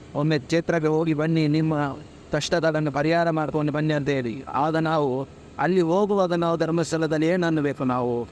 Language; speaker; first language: Kannada; native; Kannada